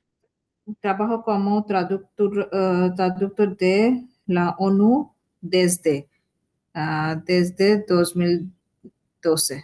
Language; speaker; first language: Spanish; non-native, learner; Bangla